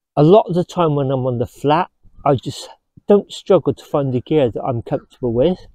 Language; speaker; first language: English; native; English